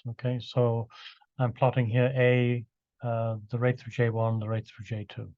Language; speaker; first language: English; native; English